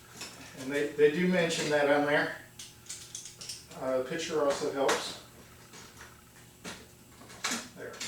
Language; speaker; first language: English; native; English